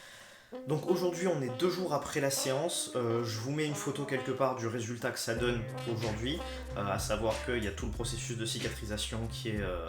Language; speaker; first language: French; native; French